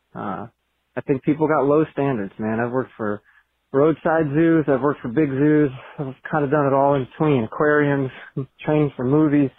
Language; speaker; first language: English; native; English